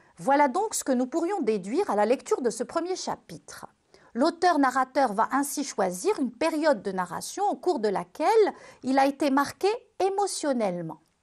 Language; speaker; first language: French; non-native, local second language; Arabic